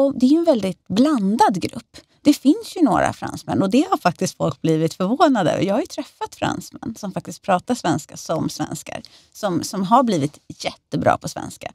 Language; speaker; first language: Swedish; native; Swedish